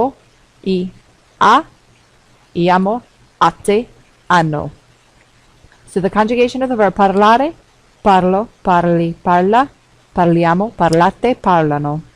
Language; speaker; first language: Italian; non-native, fluent; English